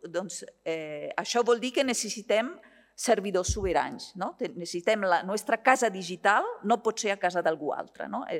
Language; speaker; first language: Catalan; non-native, fluent; Italian